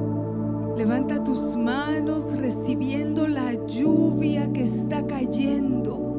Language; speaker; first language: Spanish; native; Spanish